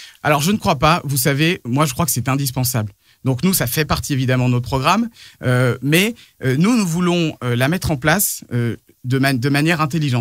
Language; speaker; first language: French; native; French